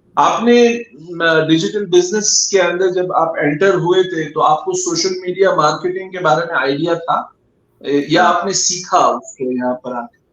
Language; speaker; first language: Urdu; native; Urdu